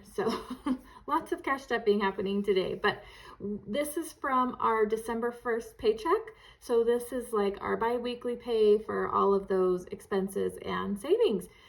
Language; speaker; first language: English; native; English